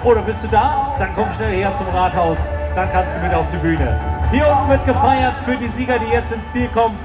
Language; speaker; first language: German; native; German